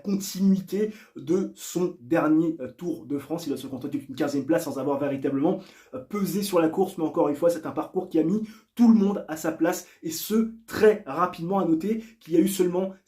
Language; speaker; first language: French; native; French